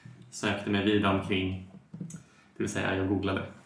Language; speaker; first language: Swedish; native; Swedish